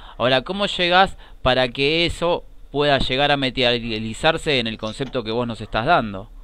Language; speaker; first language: Spanish; native; Spanish